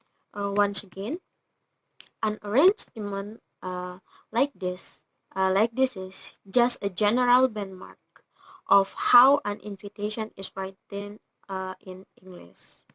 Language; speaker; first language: English; non-native, learner; Indonesian